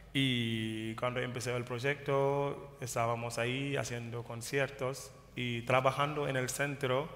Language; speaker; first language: Spanish; non-native, fluent; Wolof